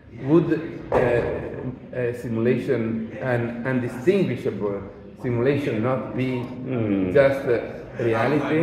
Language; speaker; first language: English; non-native, fluent; Italian